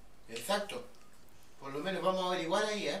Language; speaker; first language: Spanish; native; Spanish